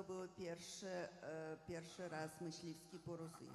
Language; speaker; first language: Polish; non-native, fluent; Russian